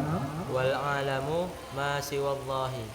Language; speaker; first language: Arabic; non-native, learner; Indonesian